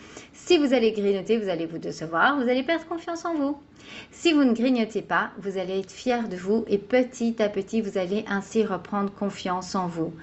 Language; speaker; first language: French; native; French